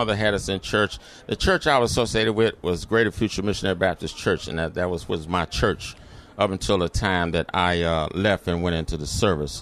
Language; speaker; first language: English; native; English